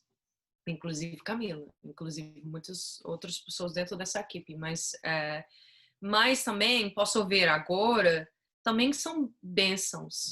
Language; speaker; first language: Portuguese; non-native, fluent; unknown